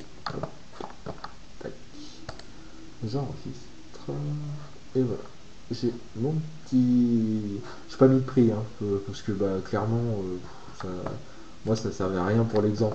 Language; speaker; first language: French; native; French